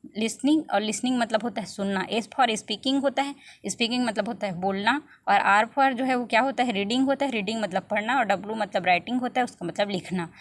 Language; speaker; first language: Hindi; non-native, local second language; Chhattisgarhi